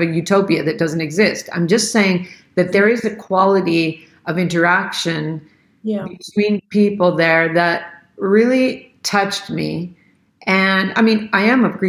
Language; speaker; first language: English; native; English